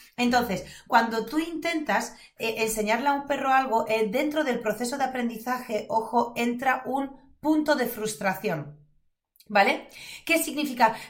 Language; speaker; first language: Spanish; non-native, fluent; Polish